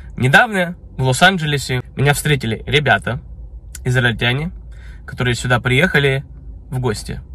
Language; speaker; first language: Russian; early bilingual, heritage; Russian